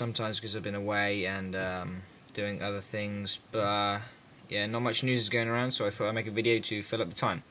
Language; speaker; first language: English; native; English